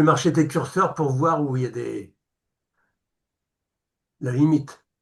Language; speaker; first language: French; native; French